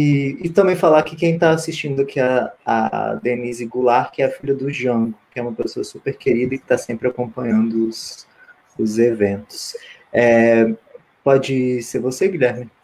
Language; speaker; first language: Portuguese; native; Portuguese